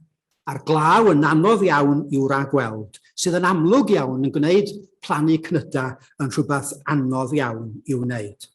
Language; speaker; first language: Welsh; native; Welsh